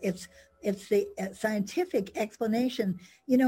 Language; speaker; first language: English; native; English